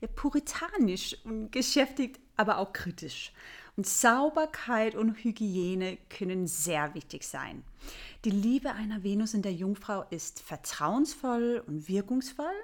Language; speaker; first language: German; non-native, fluent; Danish